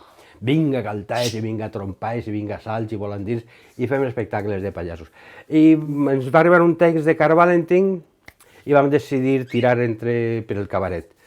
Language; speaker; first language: Catalan; native; Catalan